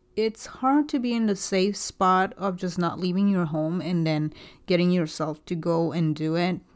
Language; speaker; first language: English; non-native, fluent; Spanish